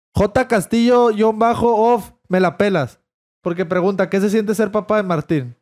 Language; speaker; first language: Spanish; native; Spanish